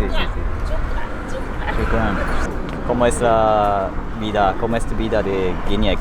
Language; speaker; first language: Spanish; non-native, learner; Japanese